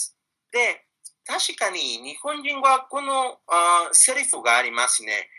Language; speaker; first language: Japanese; non-native, fluent; Spanish